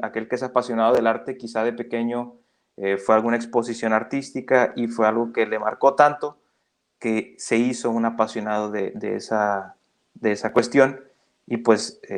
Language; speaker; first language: Spanish; native; Spanish